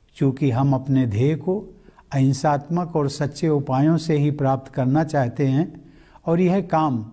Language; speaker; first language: Hindi; native; Hindi